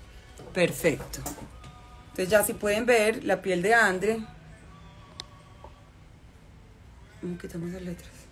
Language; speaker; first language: Spanish; native; Spanish